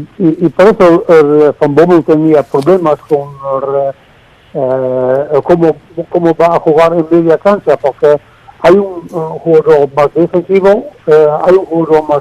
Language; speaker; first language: Spanish; non-native, fluent; Dutch